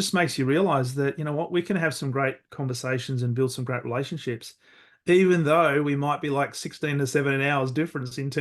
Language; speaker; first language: English; native; English